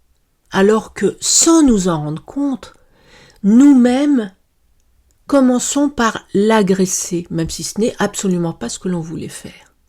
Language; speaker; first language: French; native; French